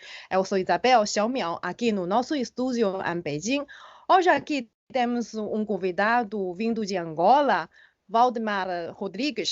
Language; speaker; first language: Portuguese; non-native, fluent; Chinese